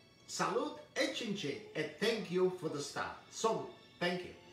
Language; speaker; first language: English; non-native, learner; Italian